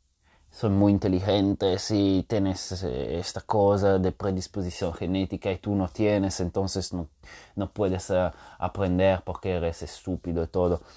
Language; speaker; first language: Spanish; non-native, fluent; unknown